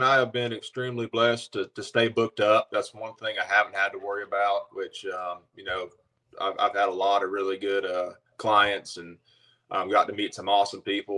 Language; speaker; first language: English; native; English